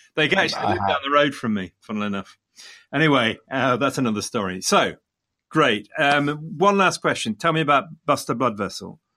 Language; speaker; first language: English; native; English